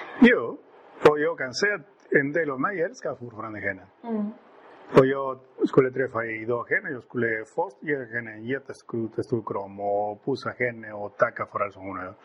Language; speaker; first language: Swedish; non-native, fluent; Spanish